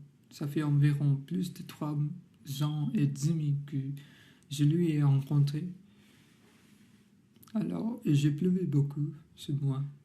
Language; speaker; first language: French; non-native, learner; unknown